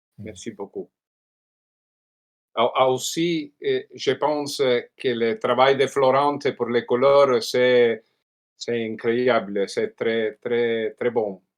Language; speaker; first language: French; non-native, learner; Italian